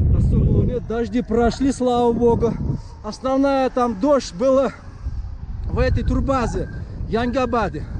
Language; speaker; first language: Russian; non-native, local second language; Uzbek